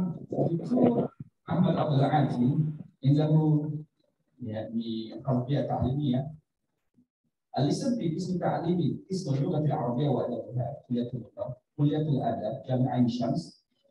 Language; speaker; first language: Arabic; non-native, fluent; Indonesian